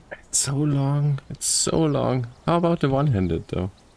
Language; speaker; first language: English; non-native, fluent; German